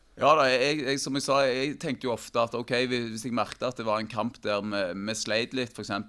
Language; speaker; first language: Norwegian; native; Norwegian